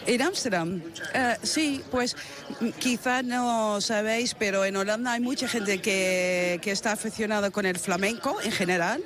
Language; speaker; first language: Spanish; non-native, fluent; Dutch